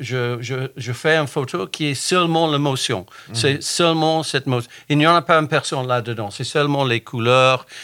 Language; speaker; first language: French; non-native, fluent; English